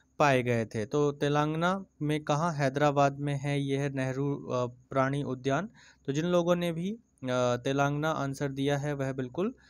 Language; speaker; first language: Hindi; native; Hindi